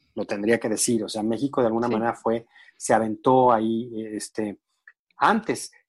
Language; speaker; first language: Spanish; native; Spanish